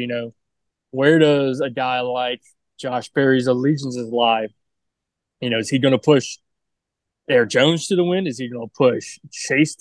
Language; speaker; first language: English; native; English